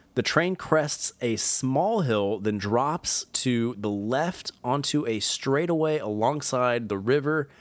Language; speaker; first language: English; native; English